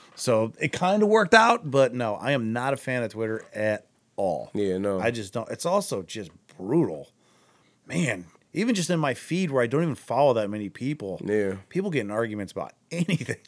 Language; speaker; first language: English; native; English